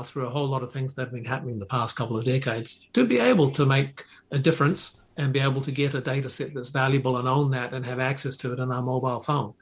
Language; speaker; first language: English; native; English